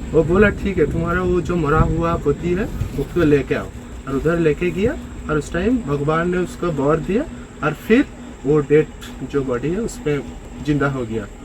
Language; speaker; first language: Hindi; non-native, local second language; Bangla